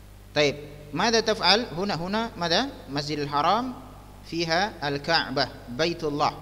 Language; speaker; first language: Arabic; non-native, fluent; Indonesian